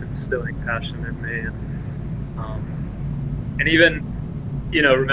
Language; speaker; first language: English; early bilingual, other home language; Spanish